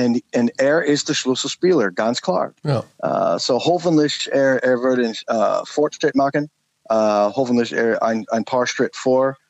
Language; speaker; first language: German; non-native, learner; English